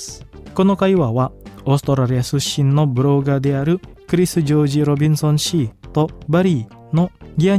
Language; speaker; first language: Japanese; non-native, fluent; Indonesian